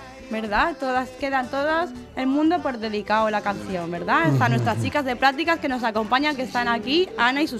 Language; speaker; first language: Spanish; native; Spanish